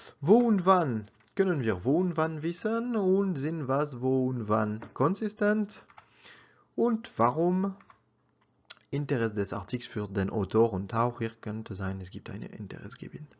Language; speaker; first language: German; non-native, learner; French